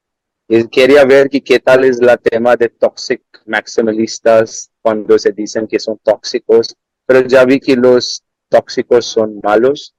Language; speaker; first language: Spanish; non-native, learner; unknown